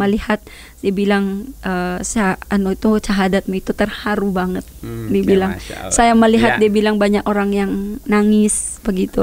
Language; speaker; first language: Indonesian; non-native, learner; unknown